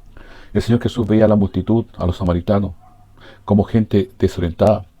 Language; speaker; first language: Spanish; native; Spanish